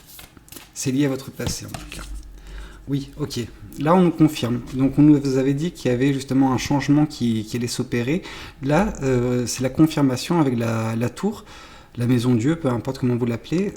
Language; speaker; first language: French; native; French